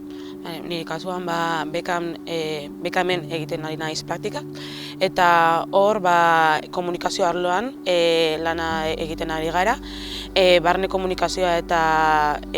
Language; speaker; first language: Basque; non-native, local second language; Spanish